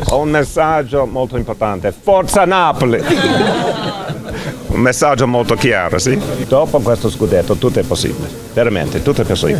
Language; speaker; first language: Italian; non-native, fluent; English